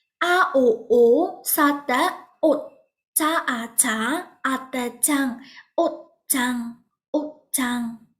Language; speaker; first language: Korean; non-native, fluent; Burmese